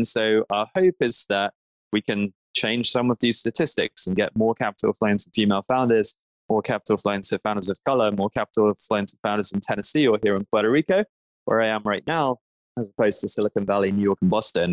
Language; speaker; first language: English; native; English